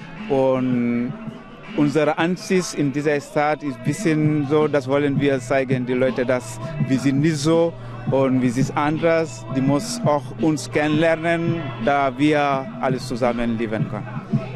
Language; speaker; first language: German; non-native, learner; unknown